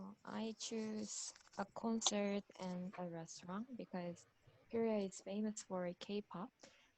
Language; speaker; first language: English; non-native, learner; Korean